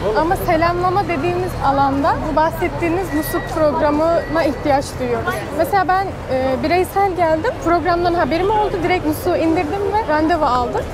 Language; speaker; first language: Turkish; native; Turkish